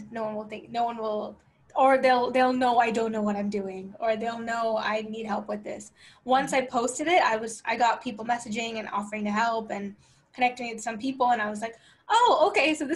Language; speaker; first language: English; native; English